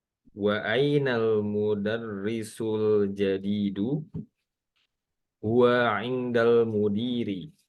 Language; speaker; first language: Arabic; non-native, learner; Indonesian